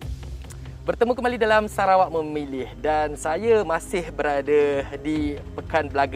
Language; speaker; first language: Malay; native; Malay